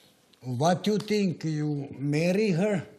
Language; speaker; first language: English; non-native, learner; Serbian